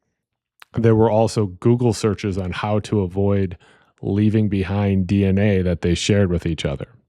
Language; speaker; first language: English; native; English